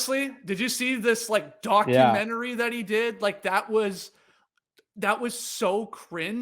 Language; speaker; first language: English; native; English